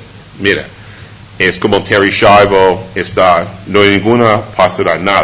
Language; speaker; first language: Spanish; non-native, fluent; English